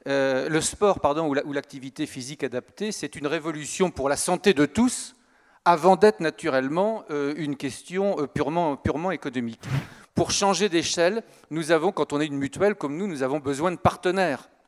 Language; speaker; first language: French; native; French